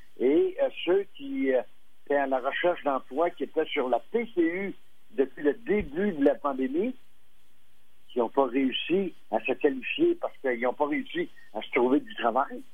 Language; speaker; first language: French; native; French